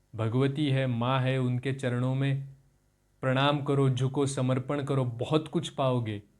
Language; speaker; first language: Hindi; non-native, local second language; Marathi